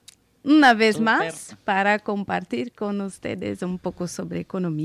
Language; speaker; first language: Spanish; non-native, learner; Portuguese